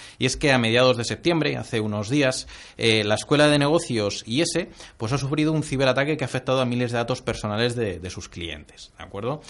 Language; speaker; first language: Spanish; native; Spanish